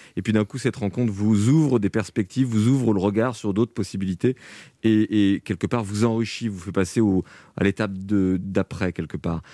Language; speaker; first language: French; native; French